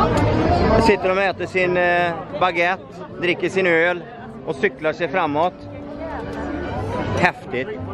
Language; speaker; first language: Swedish; native; Swedish